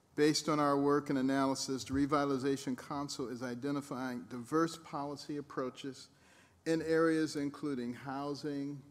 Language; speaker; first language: English; native; English